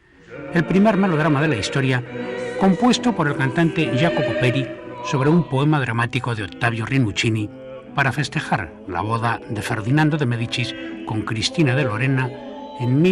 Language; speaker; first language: Spanish; native; Spanish